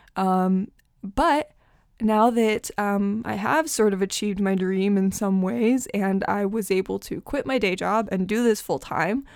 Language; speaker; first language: English; early bilingual, other home language; Portuguese